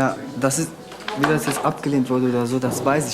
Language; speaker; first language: German; early bilingual, other home language; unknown